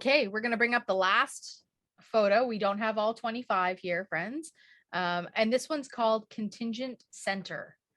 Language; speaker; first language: English; native; English